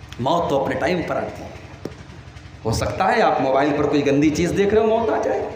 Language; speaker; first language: Urdu; native; Urdu